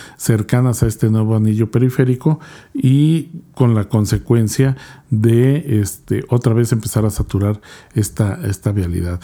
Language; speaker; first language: Spanish; native; Spanish